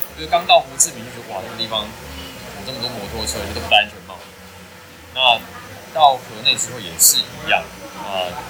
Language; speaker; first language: Chinese; native; Chinese